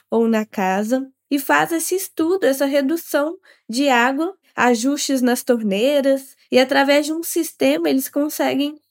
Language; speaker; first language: Portuguese; native; Portuguese